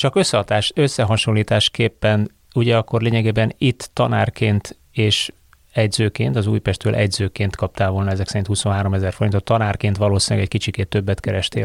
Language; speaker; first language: Hungarian; native; Hungarian